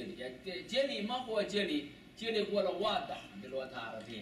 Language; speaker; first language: Arabic; non-native, learner; Chinese